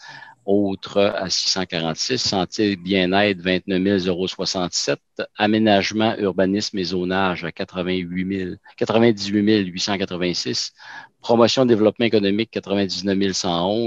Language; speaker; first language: French; native; French